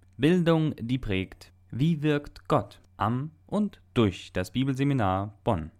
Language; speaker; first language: German; early bilingual, heritage; German